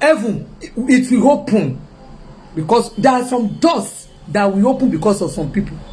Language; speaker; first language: English; non-native, local second language; Yoruba